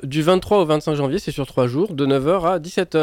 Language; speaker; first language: French; native; French